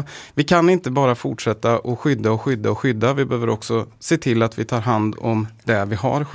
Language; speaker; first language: Swedish; native; Swedish